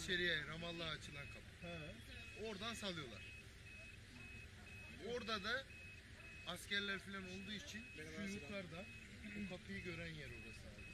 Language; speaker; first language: Turkish; native; Turkish